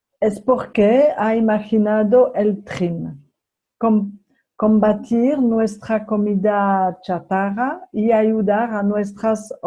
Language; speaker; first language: Spanish; non-native, fluent; French